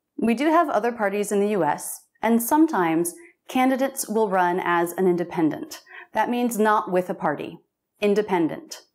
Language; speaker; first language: English; native; English